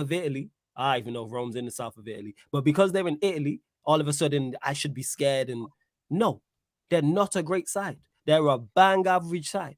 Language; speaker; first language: English; native; English